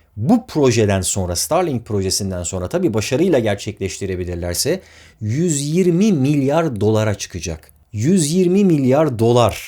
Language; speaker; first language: Turkish; native; Turkish